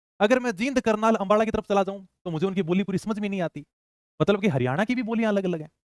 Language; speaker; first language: Hindi; native; Hindi